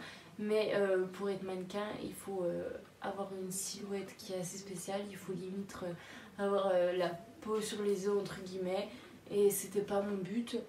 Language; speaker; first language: French; native; French